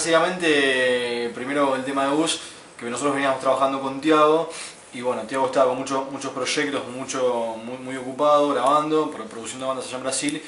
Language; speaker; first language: Spanish; native; Spanish